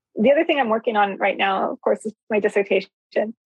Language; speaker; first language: English; native; English